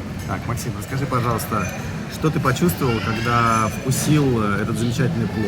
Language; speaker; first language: Russian; native; Russian